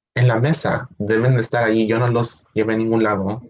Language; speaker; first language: Spanish; early bilingual, other home language; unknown